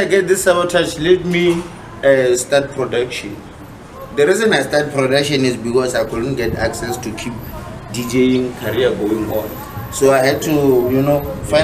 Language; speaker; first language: English; non-native, local second language; Northern Sotho